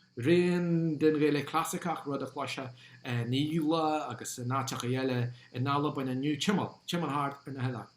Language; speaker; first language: Irish; non-native, local second language; English